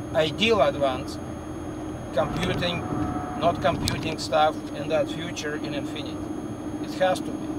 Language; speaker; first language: English; non-native, fluent; Russian